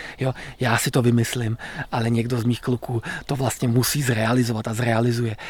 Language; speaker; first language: Czech; native; Czech